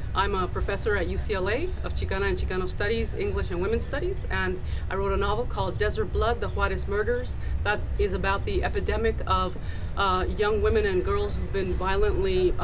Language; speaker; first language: English; native; English